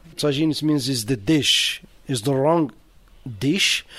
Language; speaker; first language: English; non-native, learner; Arabic